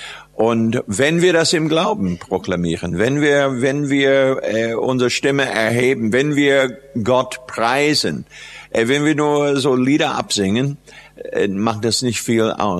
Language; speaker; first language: German; non-native, fluent; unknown